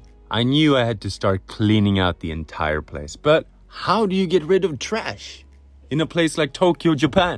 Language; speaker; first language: English; non-native, fluent; Swedish